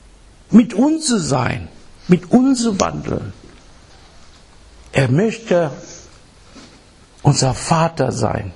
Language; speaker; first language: German; non-native, fluent; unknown